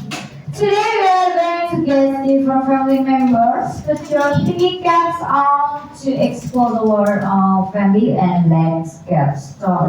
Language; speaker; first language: English; non-native, learner; Indonesian